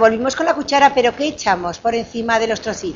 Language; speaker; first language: Spanish; native; Spanish